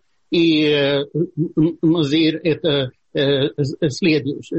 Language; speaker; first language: Russian; non-native, fluent; Swedish